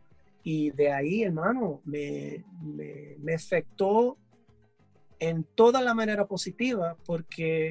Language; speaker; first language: Spanish; early bilingual, heritage; English